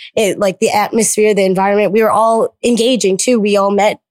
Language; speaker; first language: English; early bilingual, other home language; Filipino